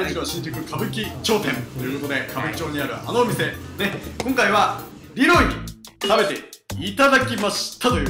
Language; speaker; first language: Japanese; native; Japanese